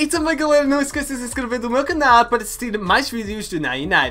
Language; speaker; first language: Portuguese; early bilingual, heritage; Portuguese